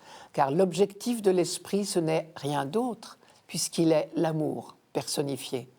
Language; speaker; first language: French; native; French